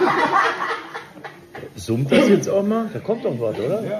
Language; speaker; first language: German; native; German